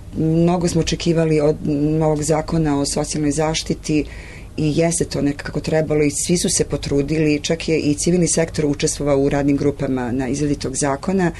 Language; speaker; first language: Serbian; native; Serbian